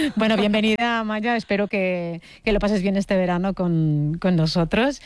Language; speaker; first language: Spanish; native; Spanish